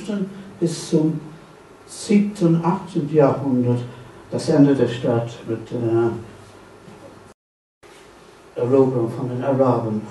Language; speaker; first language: German; non-native, fluent; English